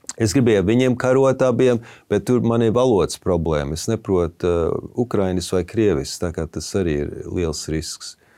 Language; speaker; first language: Latvian; early bilingual, heritage; Latvian